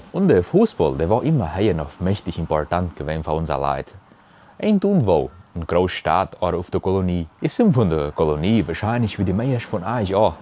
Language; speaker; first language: German; early bilingual, heritage; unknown